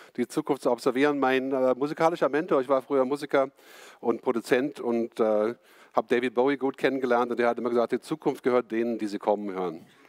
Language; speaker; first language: German; native; German